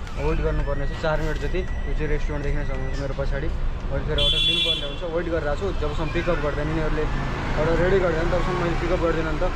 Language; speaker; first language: Nepali; native; Nepali